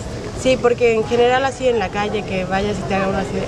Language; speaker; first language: Spanish; native; Spanish